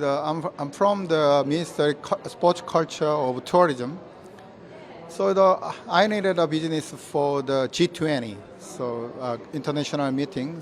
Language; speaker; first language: English; non-native, learner; Korean